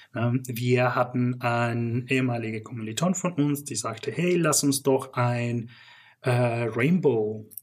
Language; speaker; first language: German; non-native, fluent; English